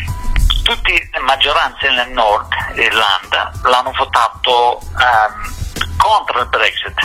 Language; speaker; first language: Italian; non-native, fluent; English